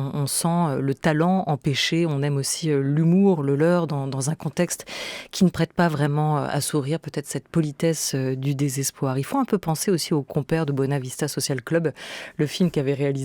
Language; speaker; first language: French; native; French